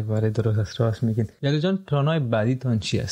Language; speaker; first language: Persian; native; Persian